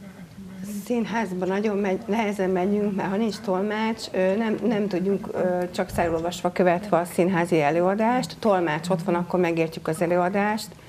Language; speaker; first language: Hungarian; non-native, local second language; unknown